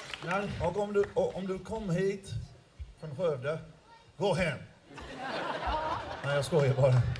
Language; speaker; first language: Swedish; non-native, fluent; English